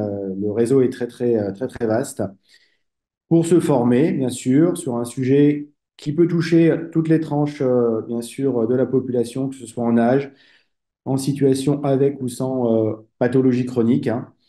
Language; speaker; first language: French; native; French